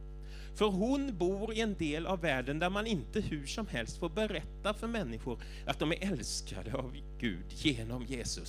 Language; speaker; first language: Swedish; native; Swedish